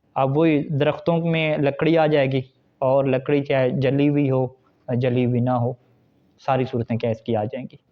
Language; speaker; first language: Urdu; non-native, local second language; Punjabi